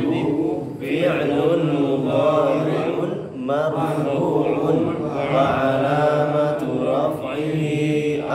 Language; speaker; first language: Arabic; non-native, fluent; Indonesian